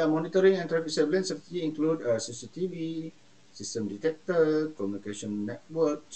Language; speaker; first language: English; non-native, local second language; Malay